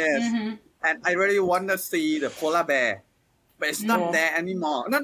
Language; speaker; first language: English; non-native, learner; Thai